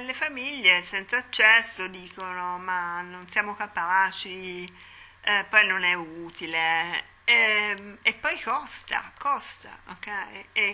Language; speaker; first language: Italian; native; Italian